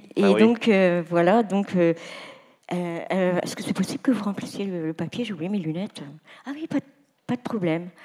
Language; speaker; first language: French; native; French